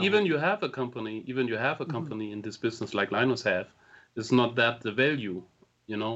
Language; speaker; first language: English; non-native, fluent; German